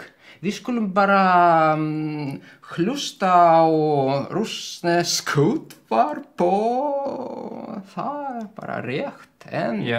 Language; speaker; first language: Icelandic; non-native, learner; Ukrainian